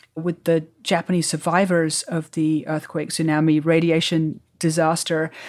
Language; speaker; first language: English; native; English